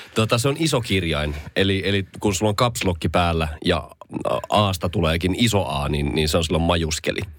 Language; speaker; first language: Finnish; native; Finnish